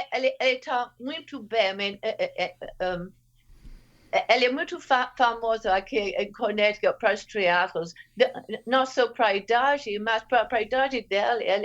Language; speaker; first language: Portuguese; non-native, fluent; English